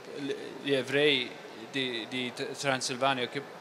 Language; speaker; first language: Italian; non-native, fluent; English